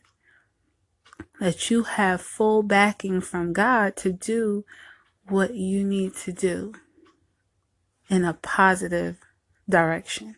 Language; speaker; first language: English; native; English